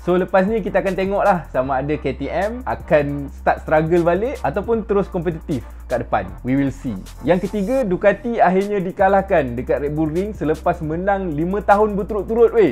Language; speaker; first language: Malay; native; Malay